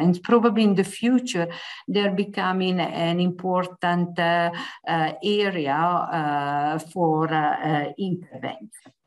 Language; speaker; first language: English; non-native, fluent; Italian